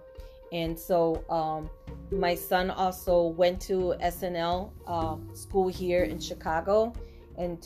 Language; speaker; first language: English; non-native, fluent; Spanish